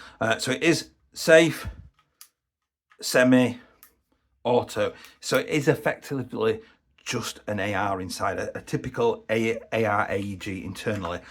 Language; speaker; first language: English; native; English